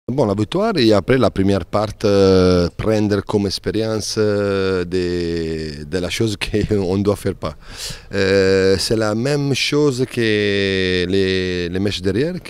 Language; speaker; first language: French; non-native, fluent; Spanish